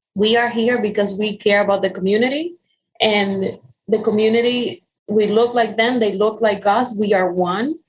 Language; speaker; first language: English; non-native, fluent; Spanish